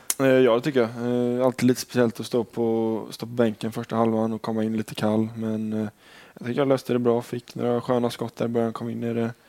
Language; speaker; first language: Swedish; native; Swedish